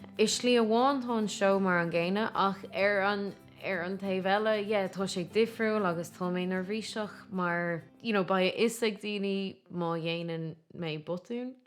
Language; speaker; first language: Irish; non-native, local second language; English